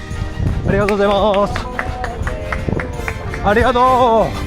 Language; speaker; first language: Japanese; non-native, learner; Chinese